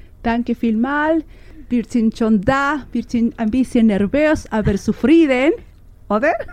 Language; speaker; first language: German; non-native, learner; Spanish